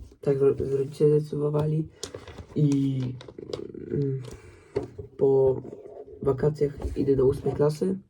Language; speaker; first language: Polish; early bilingual, heritage; Polish